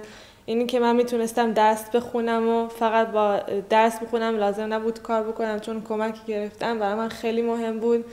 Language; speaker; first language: Persian; early bilingual, heritage; Persian